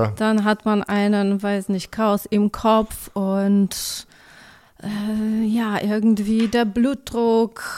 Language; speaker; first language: German; non-native, fluent; Polish